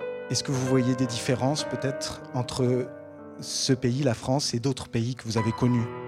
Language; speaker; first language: French; native; French